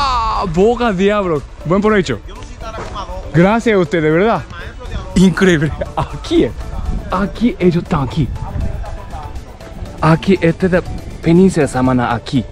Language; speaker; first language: Spanish; non-native, learner; Japanese